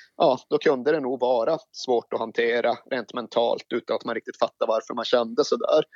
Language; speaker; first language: Swedish; native; Swedish